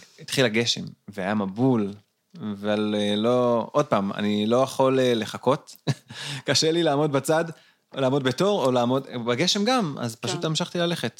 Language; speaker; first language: Hebrew; native; Hebrew